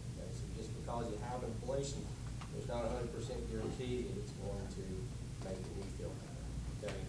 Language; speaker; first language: English; native; English